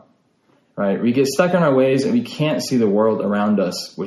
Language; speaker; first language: English; native; English